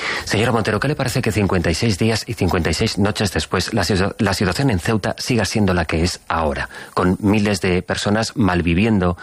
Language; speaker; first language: Spanish; native; Spanish